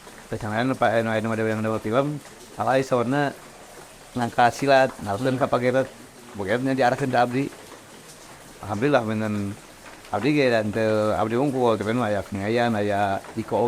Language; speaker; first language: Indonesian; non-native, local second language; Sundanese